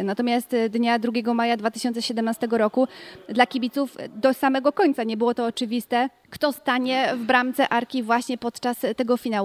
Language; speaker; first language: Polish; native; Polish